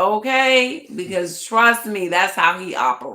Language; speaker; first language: English; native; English